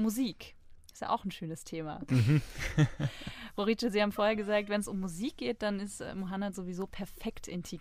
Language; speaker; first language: German; native; German